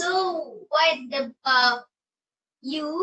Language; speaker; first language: English; non-native, learner; Malay